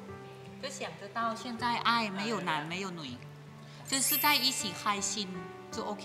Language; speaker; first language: Chinese; non-native, learner; Thai